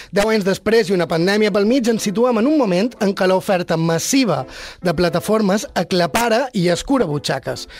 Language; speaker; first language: Catalan; native; Catalan